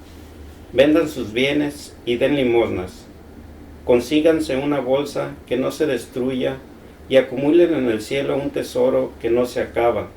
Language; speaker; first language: Spanish; native; Spanish